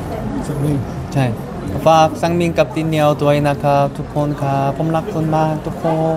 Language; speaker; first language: Thai; non-native, learner; Korean